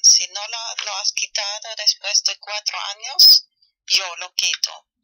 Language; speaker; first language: Spanish; non-native, fluent; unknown